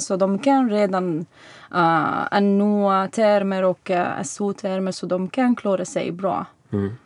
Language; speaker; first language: Swedish; non-native, fluent; Arabic